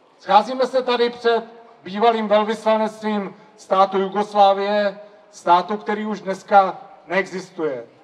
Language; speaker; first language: Czech; native; Czech